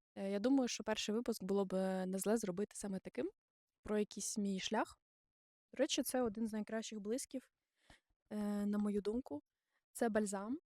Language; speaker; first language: Ukrainian; non-native, local second language; Russian